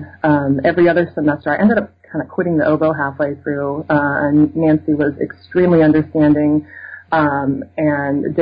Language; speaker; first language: English; native; English